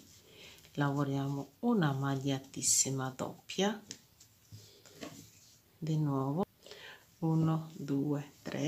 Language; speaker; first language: Italian; non-native, fluent; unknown